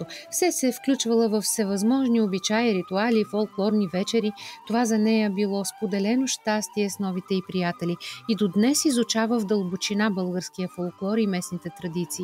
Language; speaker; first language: Bulgarian; native; Bulgarian